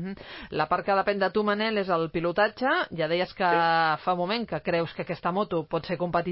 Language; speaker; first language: Catalan; native; Catalan